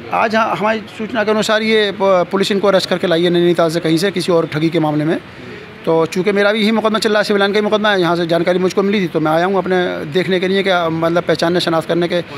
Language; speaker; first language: Hindi; native; Hindi